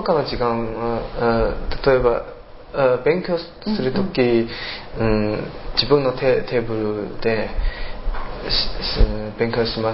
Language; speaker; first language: Japanese; non-native, learner; Chinese